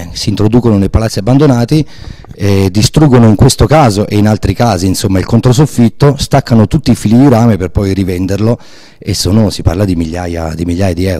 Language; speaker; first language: Italian; native; Italian